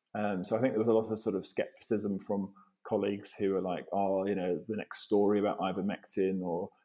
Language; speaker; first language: English; native; English